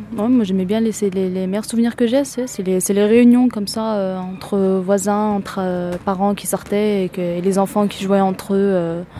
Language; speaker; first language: French; early bilingual, other home language; Arabic